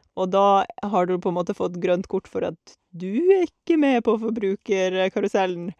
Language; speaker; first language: Norwegian; native; Norwegian